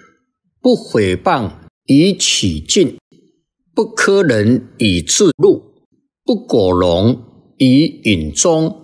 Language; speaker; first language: Chinese; native; Chinese